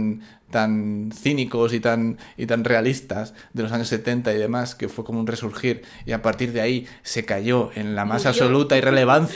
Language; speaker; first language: Spanish; native; Spanish